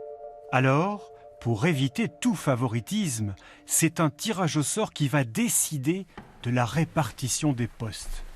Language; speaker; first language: French; native; French